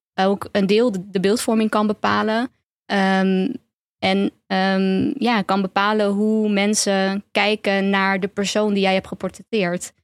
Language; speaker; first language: Dutch; early bilingual, other home language; Turkish